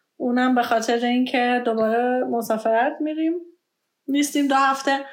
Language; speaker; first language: Persian; early bilingual, heritage; Persian